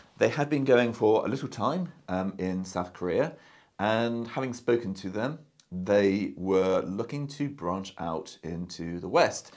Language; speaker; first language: English; native; English